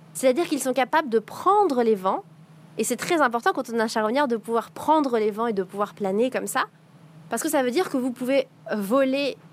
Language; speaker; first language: French; native; French